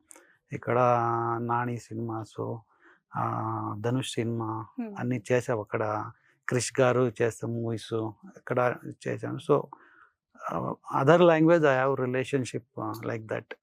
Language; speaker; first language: Telugu; non-native, learner; Kannada